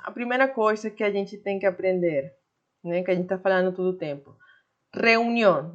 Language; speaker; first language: Portuguese; non-native, fluent; Spanish